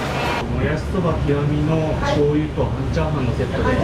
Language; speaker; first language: Japanese; native; Japanese